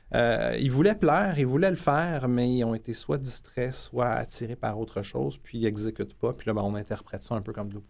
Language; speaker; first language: French; native; French